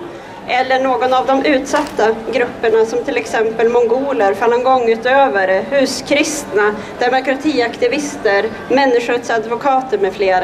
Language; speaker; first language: Swedish; native; Swedish